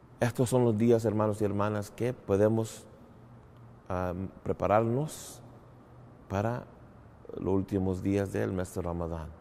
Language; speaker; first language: Spanish; early bilingual, heritage; English